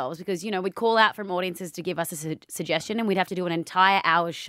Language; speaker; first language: English; native; English